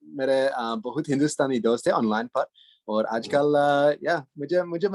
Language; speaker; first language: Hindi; non-native, learner; English